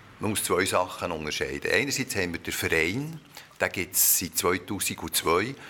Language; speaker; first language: German; early bilingual, other home language; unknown